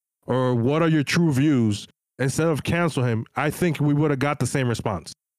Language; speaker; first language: English; early bilingual, other home language; Spanish